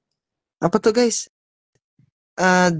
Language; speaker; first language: Indonesian; non-native, learner; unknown